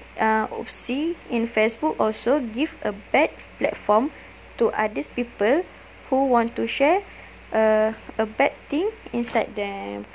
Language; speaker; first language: English; non-native, learner; Malay